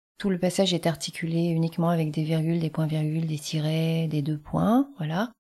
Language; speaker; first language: French; early bilingual, other home language; Vietnamese